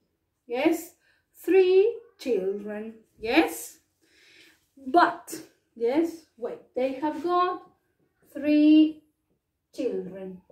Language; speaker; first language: English; non-native, fluent; Spanish